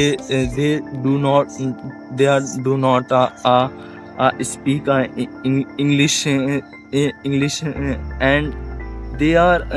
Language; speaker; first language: English; non-native, learner; Hindi